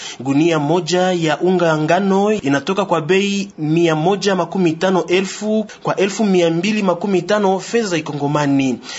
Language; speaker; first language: Swahili; non-native, local second language; Lingala